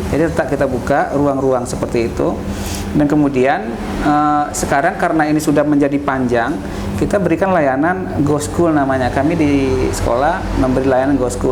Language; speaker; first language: Indonesian; native; Indonesian